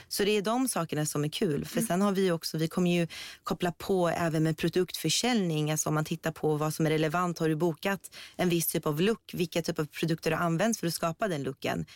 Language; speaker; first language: Swedish; early bilingual, other home language; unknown